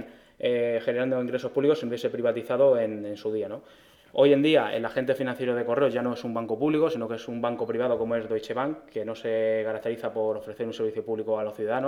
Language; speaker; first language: Spanish; native; Spanish